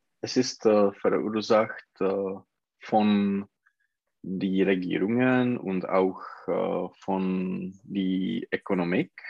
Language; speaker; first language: German; non-native, learner; Czech